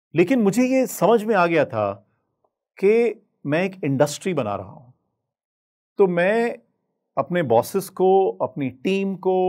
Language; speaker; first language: Hindi; native; Hindi